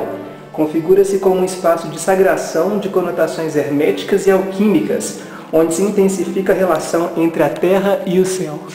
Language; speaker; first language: Portuguese; native; Portuguese